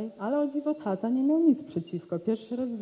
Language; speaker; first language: Polish; native; Polish